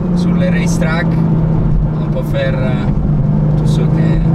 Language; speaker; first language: French; non-native, learner; Italian